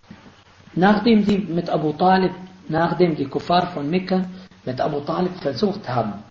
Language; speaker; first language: German; non-native, fluent; Arabic